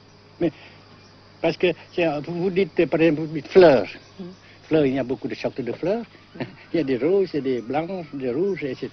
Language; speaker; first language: French; non-native, fluent; Vietnamese